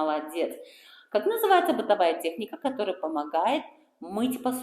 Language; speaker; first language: Russian; non-native, local second language; Kara-Kalpak